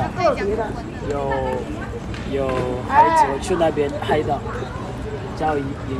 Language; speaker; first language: Chinese; non-native, learner; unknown